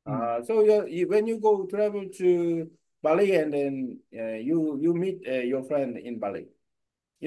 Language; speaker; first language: English; non-native, learner; Korean